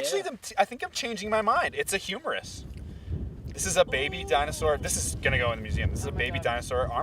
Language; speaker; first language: English; native; English